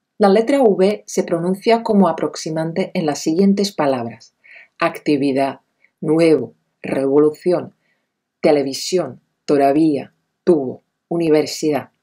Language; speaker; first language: Spanish; non-native, fluent; Czech